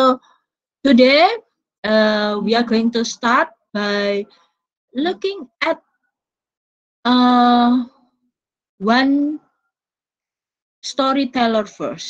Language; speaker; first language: English; non-native, fluent; Indonesian